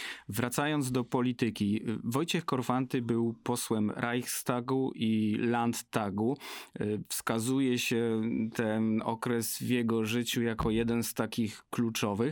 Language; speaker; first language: Polish; native; Polish